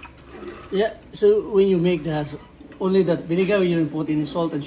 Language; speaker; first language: English; non-native, local second language; Filipino